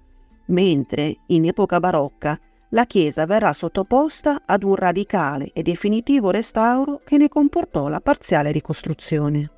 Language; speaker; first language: Italian; native; Italian